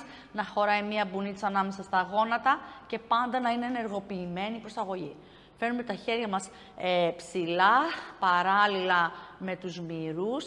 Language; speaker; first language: Greek; native; Greek